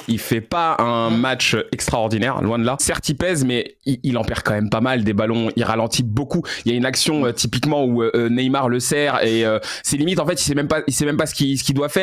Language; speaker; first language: French; native; French